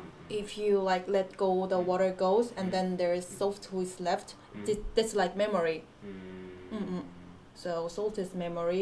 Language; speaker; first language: English; non-native, fluent; Korean